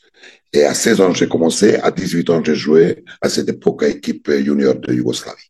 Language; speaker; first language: French; non-native, fluent; Serbian